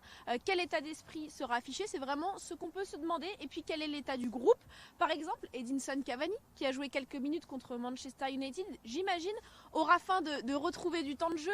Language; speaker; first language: French; native; French